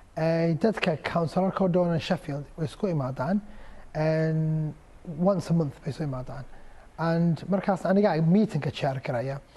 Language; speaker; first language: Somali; early bilingual, heritage; Somali